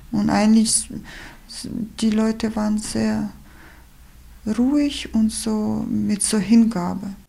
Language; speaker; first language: German; non-native, fluent; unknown